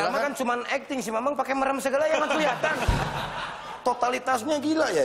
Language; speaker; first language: Indonesian; native; Indonesian